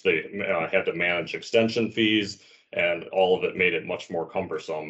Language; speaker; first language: English; native; English